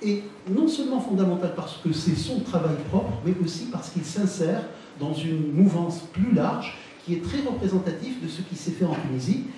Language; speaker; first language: French; non-native, local second language; Arabic